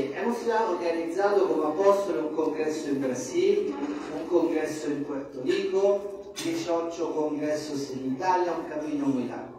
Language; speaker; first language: Spanish; non-native, fluent; Italian